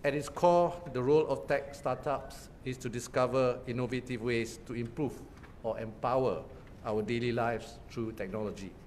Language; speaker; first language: English; non-native, local second language; Malay